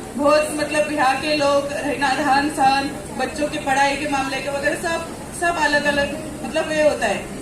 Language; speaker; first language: Hindi; non-native, local second language; Marathi